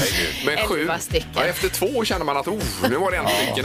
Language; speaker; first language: Swedish; native; Swedish